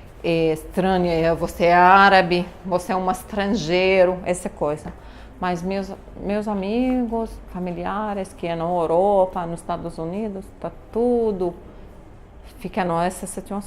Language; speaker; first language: Portuguese; non-native, learner; Arabic